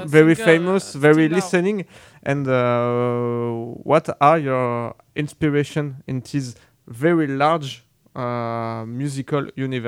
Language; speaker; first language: English; non-native, learner; French